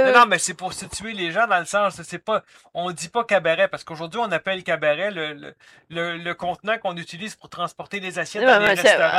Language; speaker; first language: French; native; French